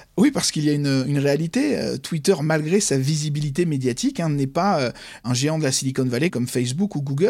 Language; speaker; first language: French; native; French